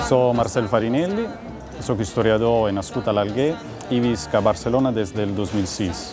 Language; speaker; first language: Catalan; non-native, local second language; Italian